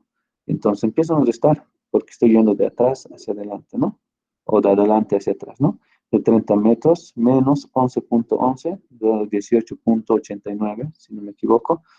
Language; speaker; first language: Spanish; native; Spanish